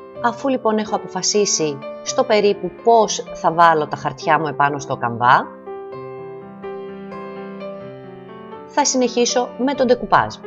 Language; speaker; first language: Greek; native; Greek